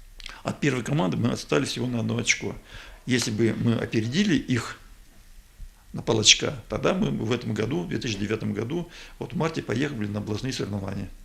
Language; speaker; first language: Russian; native; Russian